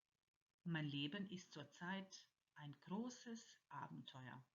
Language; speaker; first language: German; non-native, fluent; Croatian